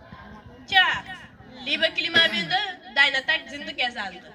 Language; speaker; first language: German; non-native, learner; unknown